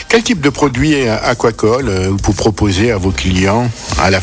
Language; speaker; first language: French; native; French